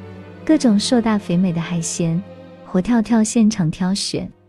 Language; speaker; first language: Chinese; native; Chinese